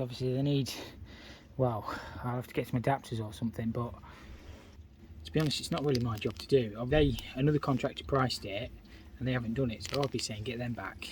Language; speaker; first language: English; native; English